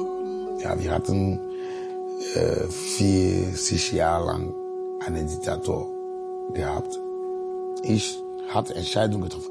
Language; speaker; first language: German; non-native, learner; Ewe